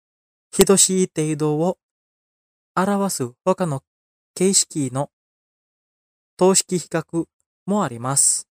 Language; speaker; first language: Japanese; non-native, fluent; Indonesian